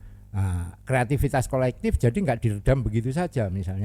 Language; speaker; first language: Indonesian; non-native, local second language; Javanese